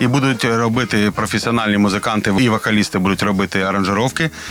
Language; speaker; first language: Ukrainian; non-native, local second language; Russian